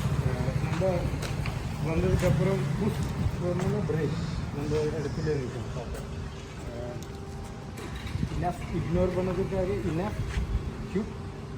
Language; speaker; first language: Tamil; non-native, learner; Malayalam